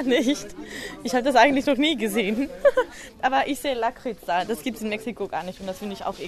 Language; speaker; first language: German; non-native, fluent; Spanish